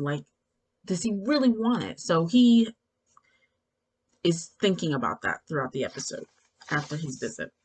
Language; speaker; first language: English; native; English